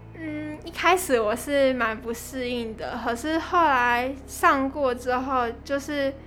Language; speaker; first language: Chinese; native; Chinese